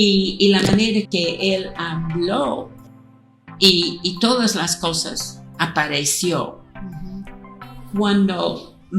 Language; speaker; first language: Spanish; non-native, fluent; English